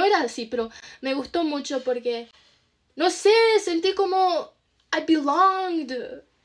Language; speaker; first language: Spanish; early bilingual, heritage; Spanish